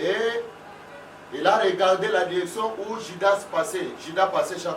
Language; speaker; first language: French; non-native, local second language; Lingala